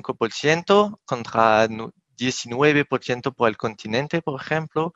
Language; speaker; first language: Spanish; non-native, fluent; French